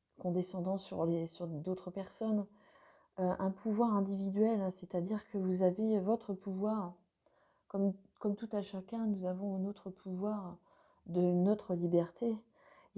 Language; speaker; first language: French; native; French